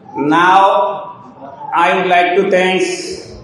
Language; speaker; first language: English; non-native, local second language; Bangla